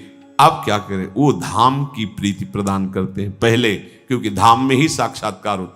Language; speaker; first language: Hindi; native; Hindi